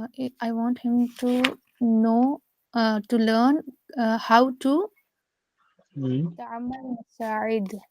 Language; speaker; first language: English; non-native, learner; Urdu